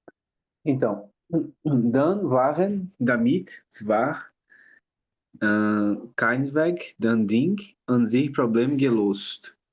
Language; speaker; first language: German; non-native, learner; Portuguese